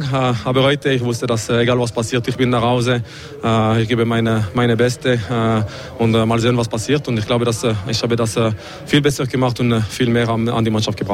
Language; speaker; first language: German; non-native, learner; French